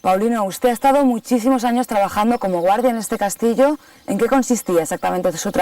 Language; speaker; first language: Spanish; native; Spanish